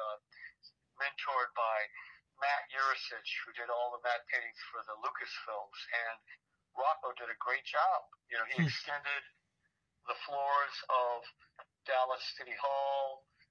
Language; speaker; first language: English; native; English